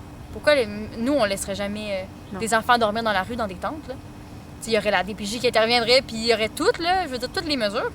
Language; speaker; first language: French; native; French